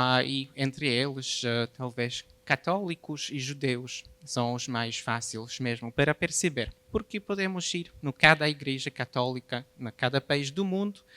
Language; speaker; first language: Portuguese; non-native, fluent; Polish